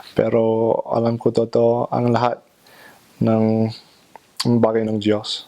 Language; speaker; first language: Filipino; non-native, fluent; English